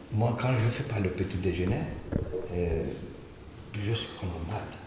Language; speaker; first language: French; non-native, fluent; Turkish